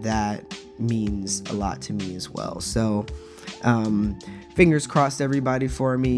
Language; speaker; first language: English; native; English